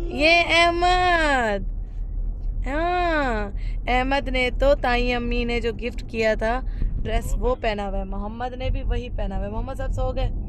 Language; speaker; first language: Urdu; native; Urdu